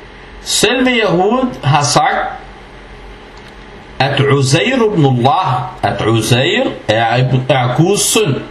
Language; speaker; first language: Danish; early bilingual, other home language; Arabic